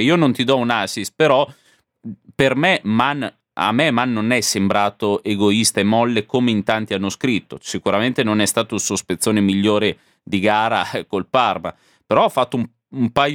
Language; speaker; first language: Italian; native; Italian